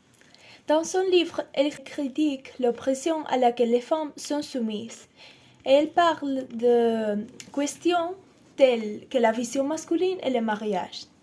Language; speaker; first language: French; non-native, learner; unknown